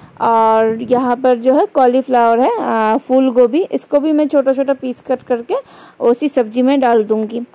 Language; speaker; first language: Hindi; non-native, local second language; Bangla